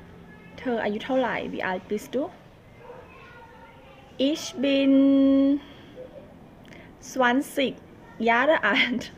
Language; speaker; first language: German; non-native, learner; Thai